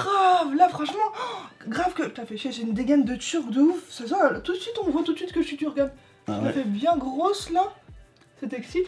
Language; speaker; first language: French; native; French